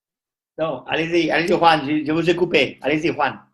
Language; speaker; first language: French; non-native, learner; Spanish